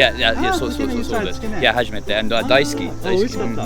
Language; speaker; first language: Japanese; non-native, learner; English